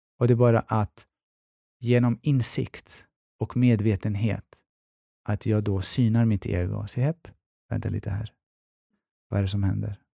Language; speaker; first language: Swedish; early bilingual, other home language; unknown